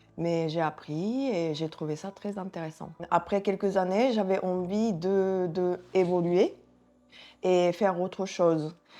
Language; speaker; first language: French; non-native, fluent; Japanese